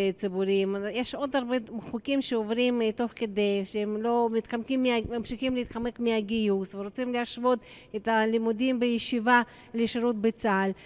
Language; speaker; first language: Hebrew; non-native, fluent; Russian